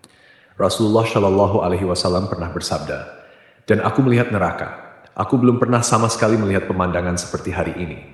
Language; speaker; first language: Indonesian; native; Indonesian